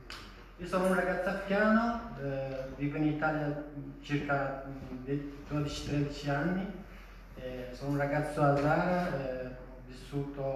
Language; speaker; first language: Italian; non-native, fluent; Persian